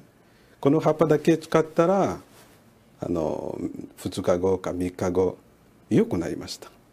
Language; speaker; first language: Japanese; non-native, learner; French